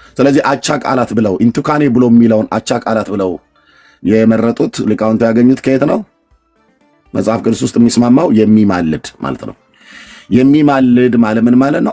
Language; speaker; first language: Amharic; native; Amharic